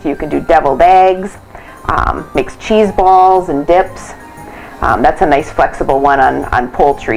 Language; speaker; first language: English; native; English